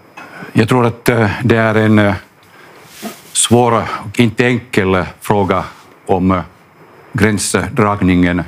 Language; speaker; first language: Swedish; non-native, local second language; Finnish